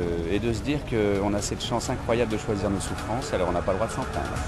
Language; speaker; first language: French; native; French